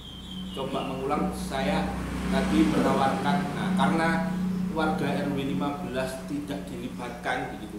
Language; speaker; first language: Indonesian; native; Indonesian